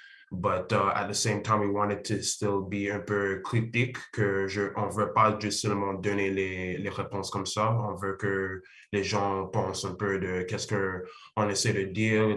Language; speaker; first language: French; non-native, learner; English